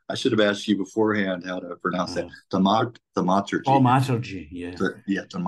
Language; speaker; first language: English; native; English